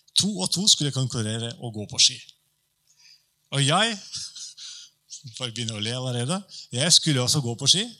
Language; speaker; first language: Norwegian; non-native, fluent; Polish